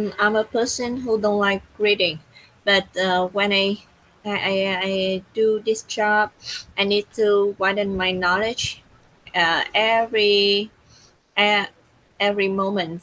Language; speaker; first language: English; non-native, learner; Vietnamese